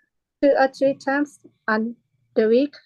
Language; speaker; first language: English; non-native, learner; Thai